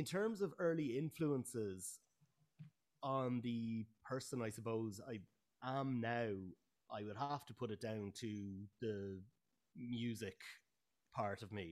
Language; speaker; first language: English; native; English